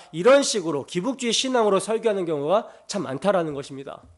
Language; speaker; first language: Korean; native; Korean